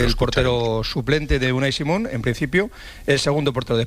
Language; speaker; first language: Spanish; native; Spanish